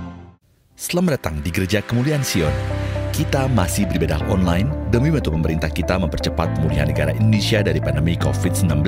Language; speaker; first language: Indonesian; native; Indonesian